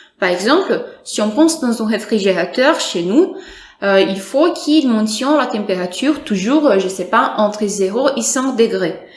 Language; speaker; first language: French; non-native, fluent; Portuguese